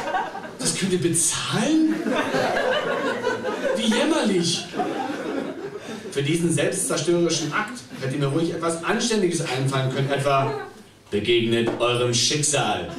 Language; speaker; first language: German; native; German